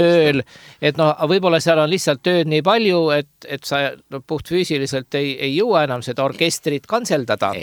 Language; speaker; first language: Estonian; native; Estonian